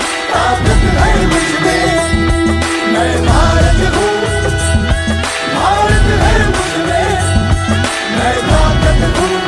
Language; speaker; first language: Hindi; non-native, local second language; Telugu